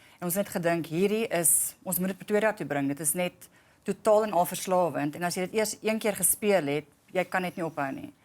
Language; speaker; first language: Afrikaans; native; Afrikaans